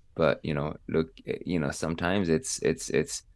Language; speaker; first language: English; non-native, fluent; French